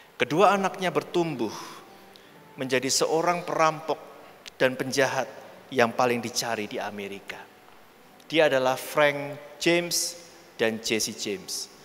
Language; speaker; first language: Indonesian; native; Indonesian